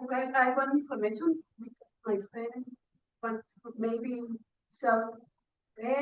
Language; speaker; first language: English; non-native, learner; Spanish